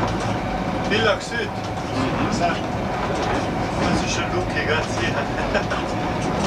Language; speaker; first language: German; native; German